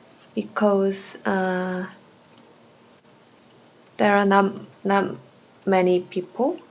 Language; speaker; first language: English; non-native, learner; Korean